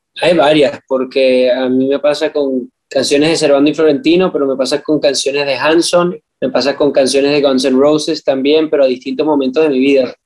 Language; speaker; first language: Spanish; native; Spanish